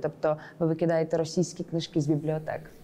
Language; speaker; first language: Ukrainian; native; Ukrainian